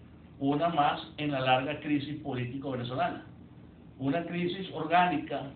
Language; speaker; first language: Spanish; native; Spanish